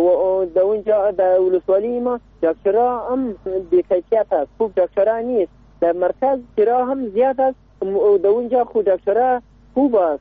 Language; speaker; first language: Persian; non-native, local second language; Pashto